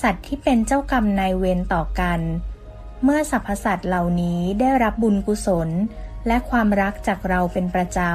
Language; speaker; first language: Thai; native; Thai